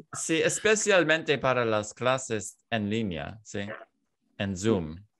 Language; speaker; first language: Spanish; non-native, learner; English